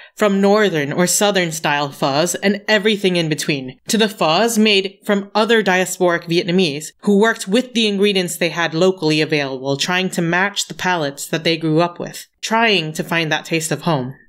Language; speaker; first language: English; native; English